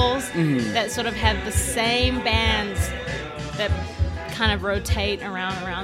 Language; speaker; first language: English; native; English